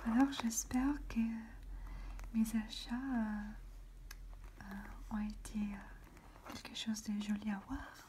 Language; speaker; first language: French; non-native, fluent; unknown